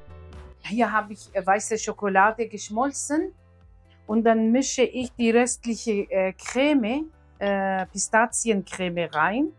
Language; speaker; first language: German; non-native, learner; Aramaic